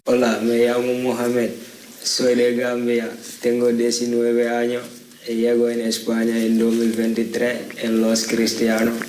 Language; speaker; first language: Spanish; non-native, learner; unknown